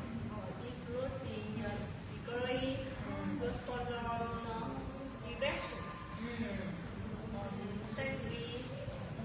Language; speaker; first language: English; non-native, learner; Vietnamese